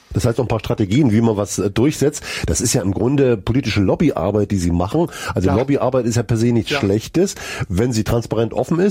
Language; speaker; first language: German; native; German